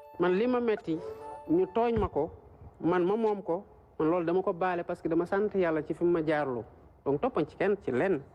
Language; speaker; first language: Wolof; native; Wolof